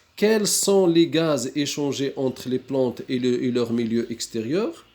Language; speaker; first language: French; non-native, local second language; Arabic